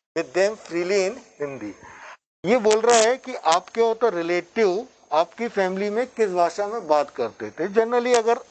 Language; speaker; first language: Hindi; native; Hindi